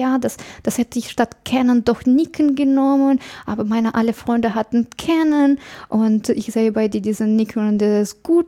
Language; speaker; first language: German; non-native, fluent; English